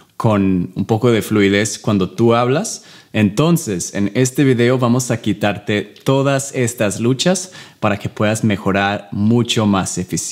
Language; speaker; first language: Spanish; non-native, fluent; English